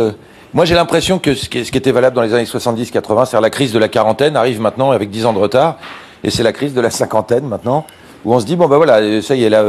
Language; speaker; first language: French; native; French